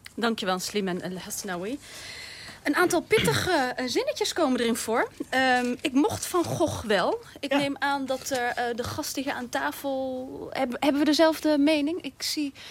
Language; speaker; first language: Dutch; early bilingual, other home language; Turkish